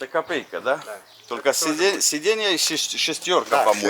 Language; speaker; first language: Russian; non-native, learner; English